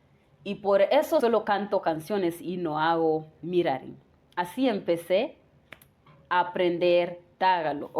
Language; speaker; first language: Spanish; non-native, fluent; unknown